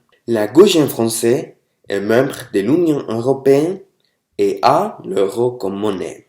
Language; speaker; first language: French; non-native, learner; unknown